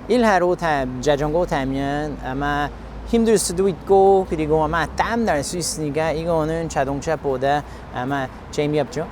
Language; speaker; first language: Korean; non-native, learner; English